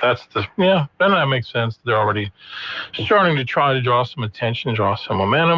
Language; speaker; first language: English; native; English